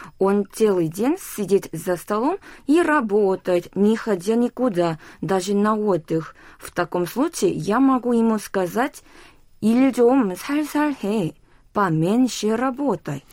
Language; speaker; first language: Russian; non-native, local second language; Korean